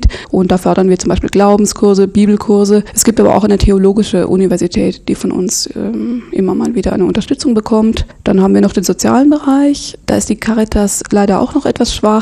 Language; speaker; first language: German; non-native, local second language; Latvian